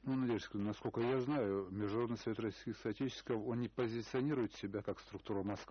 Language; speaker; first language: Russian; native; Russian